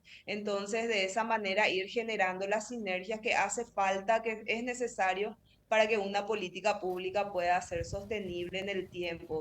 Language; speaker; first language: Spanish; native; Spanish